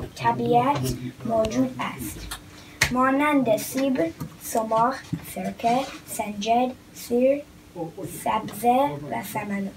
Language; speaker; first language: Persian; early bilingual, heritage; Persian